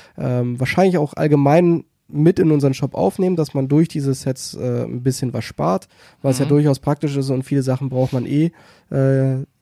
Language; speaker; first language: German; native; German